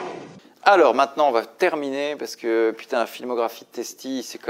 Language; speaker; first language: French; native; French